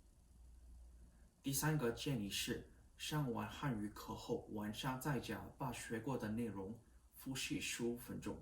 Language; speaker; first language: Chinese; non-native, learner; Korean